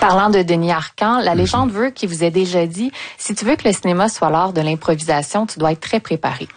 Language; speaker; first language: French; native; French